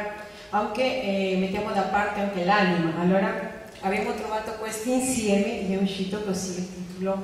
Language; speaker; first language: Italian; non-native, fluent; Spanish